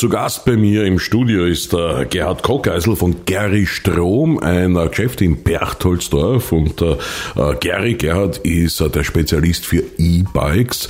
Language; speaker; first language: German; native; German